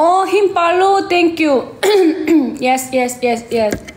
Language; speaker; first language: English; non-native, learner; Korean